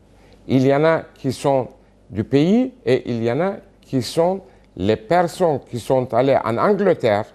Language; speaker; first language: French; non-native, fluent; Turkish